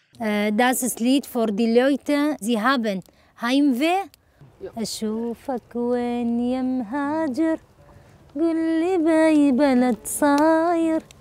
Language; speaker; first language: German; non-native, learner; Arabic